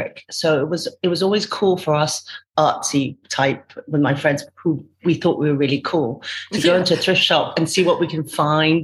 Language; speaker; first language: English; non-native, local second language; Cantonese